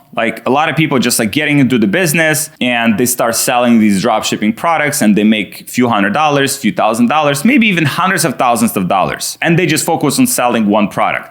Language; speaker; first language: English; non-native, fluent; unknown